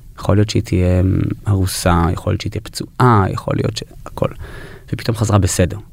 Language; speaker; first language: Hebrew; early bilingual, heritage; Hebrew